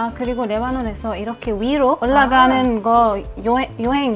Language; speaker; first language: Korean; non-native, learner; Arabic